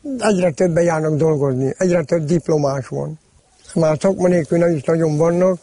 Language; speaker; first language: Hungarian; native; Hungarian